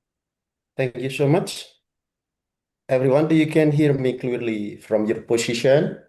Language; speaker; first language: English; non-native, fluent; Indonesian